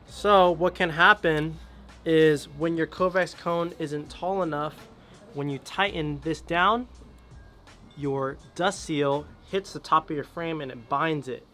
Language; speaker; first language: English; native; English